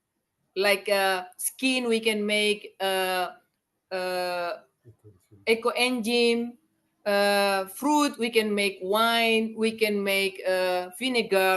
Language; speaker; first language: English; non-native, learner; Indonesian